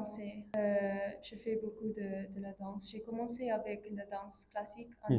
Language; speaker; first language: French; non-native, fluent; English